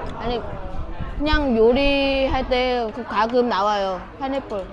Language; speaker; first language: Korean; non-native, learner; Vietnamese